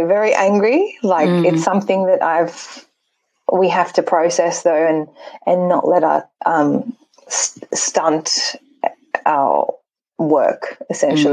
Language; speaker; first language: English; early bilingual, other home language; Persian